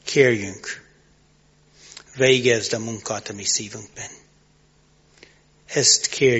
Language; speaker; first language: Hungarian; non-native, learner; English